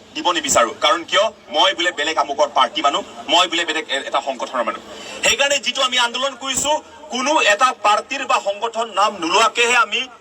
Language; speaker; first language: Assamese; non-native, local second language; Karbi